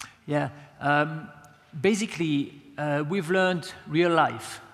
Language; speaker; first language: English; non-native, fluent; French